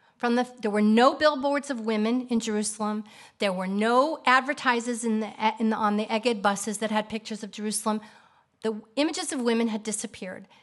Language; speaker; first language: English; native; English